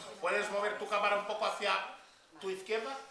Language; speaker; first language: Spanish; native; Spanish